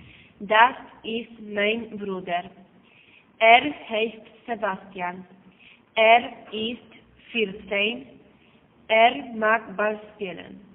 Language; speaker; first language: German; non-native, learner; Polish